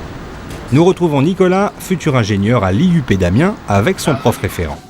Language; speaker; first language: French; native; French